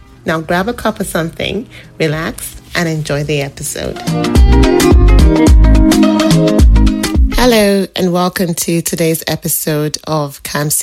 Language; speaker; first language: English; non-native, local second language; Igbo